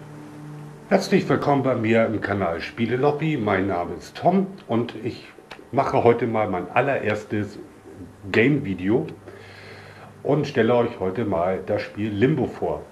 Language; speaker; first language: German; native; German